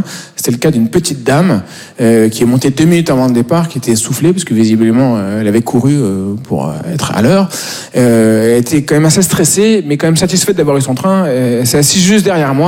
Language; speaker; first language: French; native; French